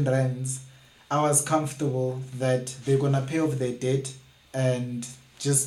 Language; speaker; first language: English; non-native, local second language; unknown